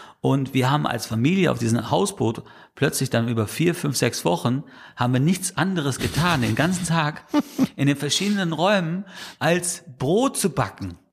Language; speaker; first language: German; non-native, fluent; English